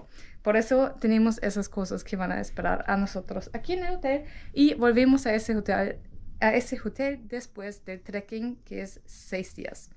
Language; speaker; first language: Spanish; non-native, learner; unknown